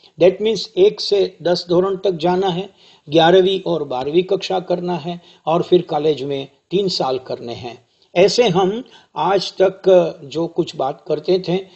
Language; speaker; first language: Hindi; non-native, local second language; Gujarati